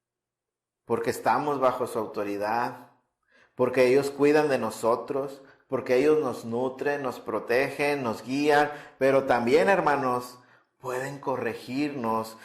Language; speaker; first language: Spanish; native; Spanish